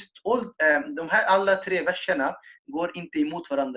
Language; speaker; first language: Swedish; non-native, fluent; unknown